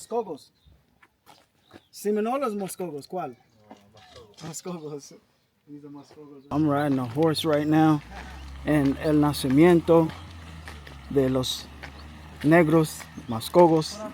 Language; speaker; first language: Spanish; non-native, learner; English